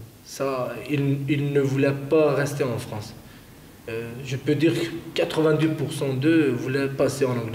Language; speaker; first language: French; non-native, fluent; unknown